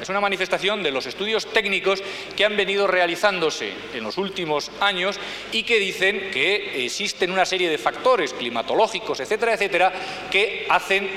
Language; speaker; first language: Spanish; native; Spanish